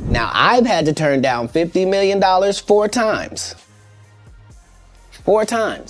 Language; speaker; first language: English; native; English